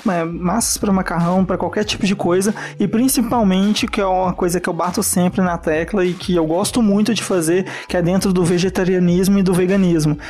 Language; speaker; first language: Portuguese; native; Portuguese